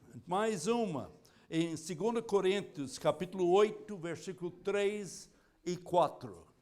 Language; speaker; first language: Portuguese; non-native, fluent; English